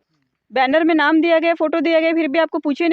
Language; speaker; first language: Hindi; non-native, local second language; Marathi